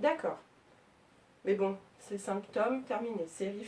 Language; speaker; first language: French; native; French